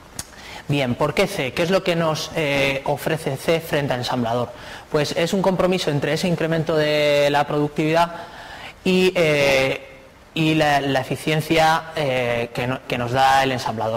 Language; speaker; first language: Spanish; native; Spanish